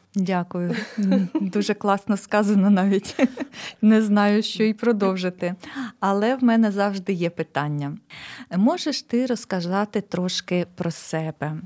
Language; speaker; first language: Ukrainian; native; Ukrainian